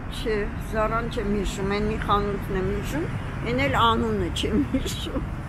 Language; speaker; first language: Armenian; native; Armenian